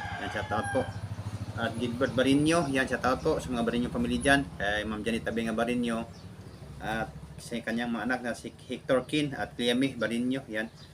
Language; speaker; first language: Filipino; non-native, local second language; Cebuano